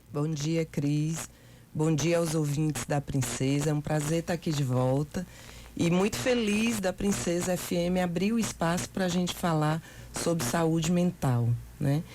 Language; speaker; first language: Portuguese; native; Portuguese